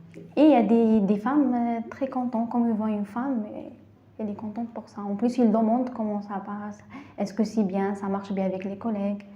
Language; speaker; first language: French; non-native, learner; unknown